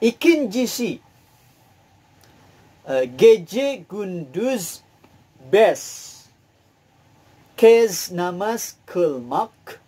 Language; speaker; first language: Turkish; non-native, learner; Indonesian